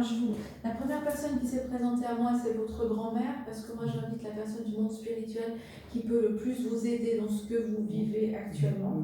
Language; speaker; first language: French; native; French